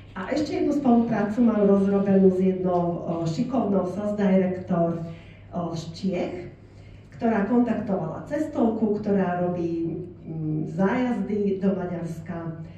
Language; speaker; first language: Slovak; non-native, local second language; Hungarian